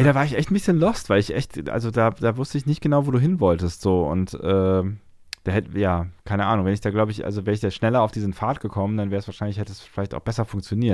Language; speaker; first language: German; native; German